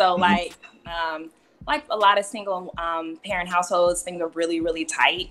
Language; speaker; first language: English; native; English